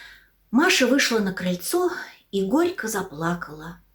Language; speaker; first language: Russian; native; Russian